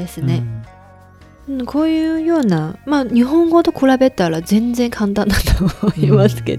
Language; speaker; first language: Japanese; non-native, fluent; Chinese